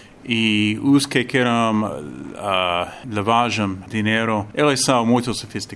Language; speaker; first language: Portuguese; non-native, learner; English